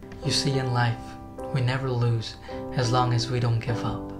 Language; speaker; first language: English; non-native, local second language; Bangla